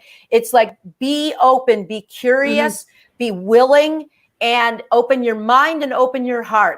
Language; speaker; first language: English; native; English